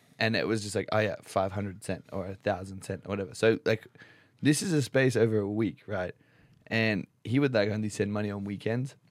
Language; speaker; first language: English; native; English